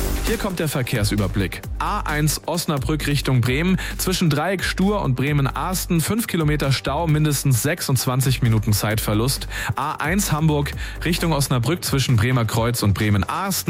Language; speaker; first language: German; native; German